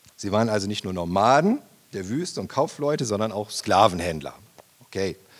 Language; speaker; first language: German; native; German